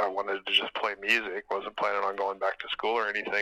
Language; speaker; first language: English; native; English